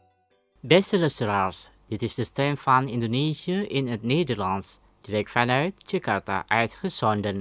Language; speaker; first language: Dutch; non-native, learner; Indonesian